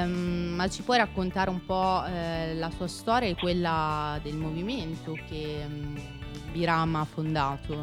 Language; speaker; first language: Italian; native; Italian